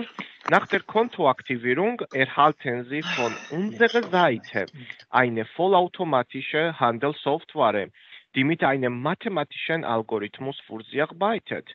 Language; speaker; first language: German; non-native, fluent; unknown